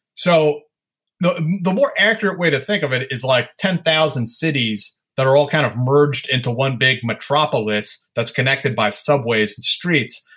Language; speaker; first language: English; native; English